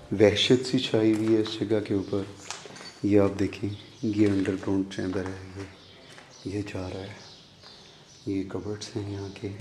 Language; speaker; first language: Urdu; non-native, local second language; Punjabi